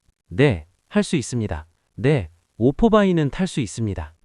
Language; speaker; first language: Korean; non-native, learner; Nepali